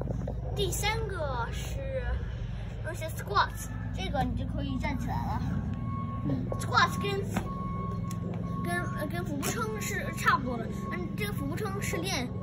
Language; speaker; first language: Chinese; early bilingual, heritage; Chinese